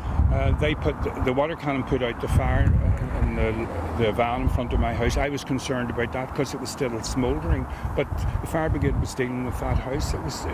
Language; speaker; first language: English; native; English